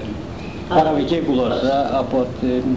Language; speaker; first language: Greek; non-native, local second language; Turkish